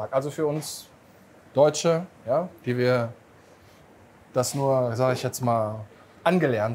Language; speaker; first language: German; native; German